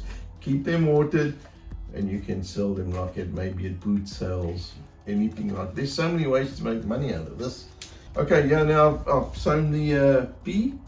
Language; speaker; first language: English; native; English